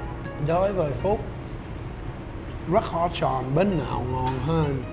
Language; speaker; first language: Vietnamese; non-native, learner; English